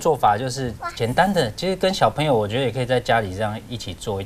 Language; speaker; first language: Chinese; native; Chinese